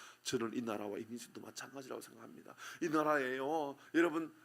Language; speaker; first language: Korean; native; Korean